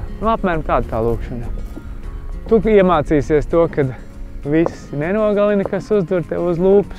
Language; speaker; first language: Latvian; native; Latvian